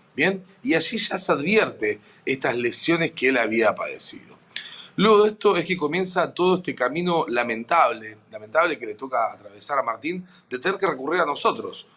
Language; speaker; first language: Spanish; native; Spanish